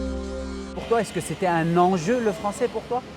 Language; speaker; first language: French; native; French